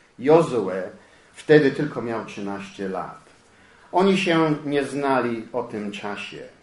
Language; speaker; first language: Polish; early bilingual, heritage; Polish